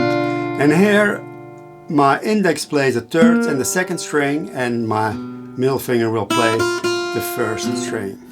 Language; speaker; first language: English; non-native, fluent; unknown